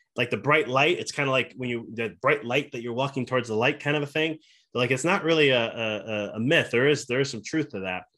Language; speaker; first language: English; native; English